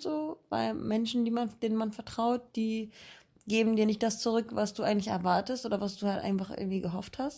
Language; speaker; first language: German; native; German